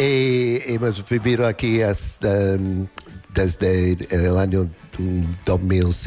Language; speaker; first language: Spanish; non-native, learner; English